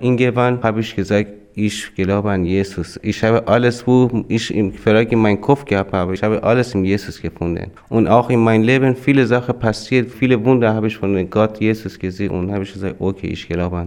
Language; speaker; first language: German; non-native, learner; Persian